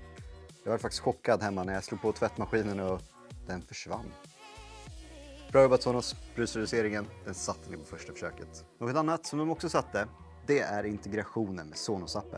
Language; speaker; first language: Swedish; native; Swedish